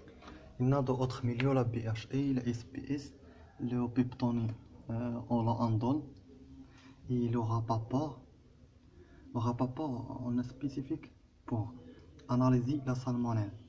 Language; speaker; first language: French; non-native, learner; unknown